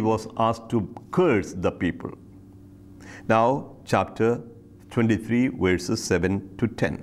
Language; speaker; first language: English; non-native, local second language; Malayalam